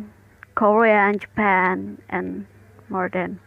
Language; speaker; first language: English; non-native, learner; Indonesian